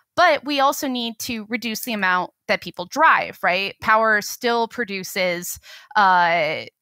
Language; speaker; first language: English; native; English